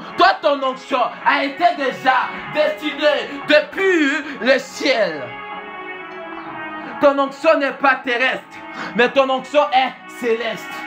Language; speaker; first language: French; non-native, local second language; Swahili